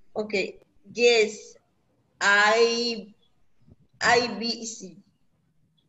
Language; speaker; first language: English; non-native, learner; Spanish